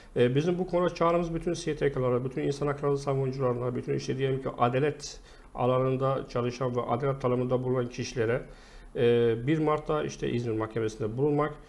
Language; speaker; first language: Turkish; non-native, fluent; Arabic